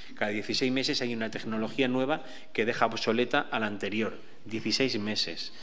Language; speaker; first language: Spanish; native; Spanish